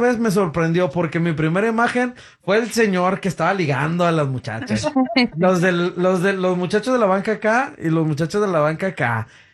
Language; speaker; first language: Spanish; native; Spanish